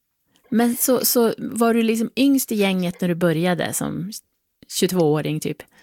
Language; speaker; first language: Swedish; native; Swedish